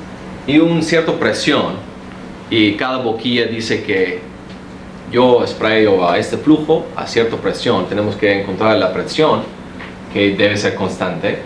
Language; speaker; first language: Spanish; early bilingual, heritage; Spanish